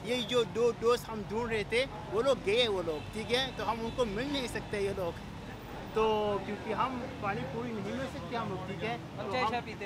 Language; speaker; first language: Hindi; non-native, learner; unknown